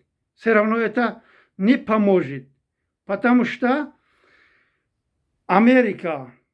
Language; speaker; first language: Russian; non-native, fluent; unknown